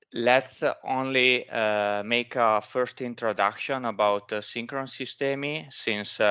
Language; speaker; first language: English; non-native, fluent; Italian